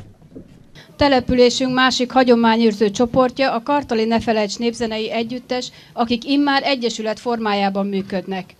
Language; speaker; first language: Hungarian; native; Hungarian